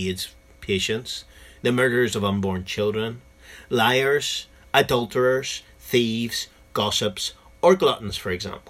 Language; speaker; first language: English; native; English